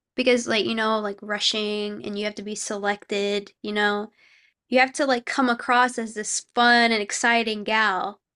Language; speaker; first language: English; early bilingual, other home language; Korean